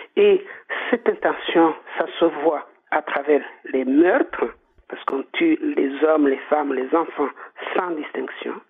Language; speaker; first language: French; non-native, local second language; Kinyarwanda